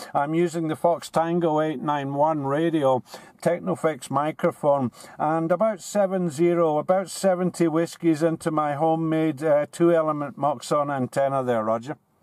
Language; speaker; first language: English; native; English